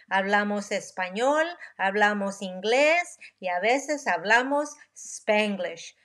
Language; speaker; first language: Spanish; early bilingual, heritage; Spanish